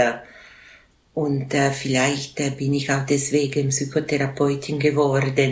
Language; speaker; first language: German; non-native, local second language; Italian